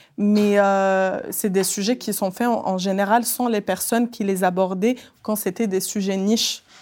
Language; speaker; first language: French; early bilingual, other home language; Arabic